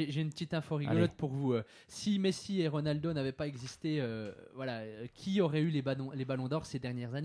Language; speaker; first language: French; native; French